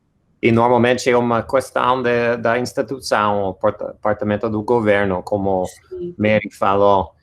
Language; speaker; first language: Portuguese; non-native, fluent; English